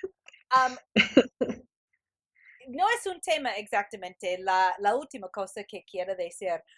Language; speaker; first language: Spanish; non-native, fluent; English